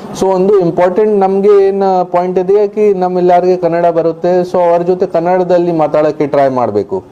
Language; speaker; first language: Kannada; non-native, local second language; Hindi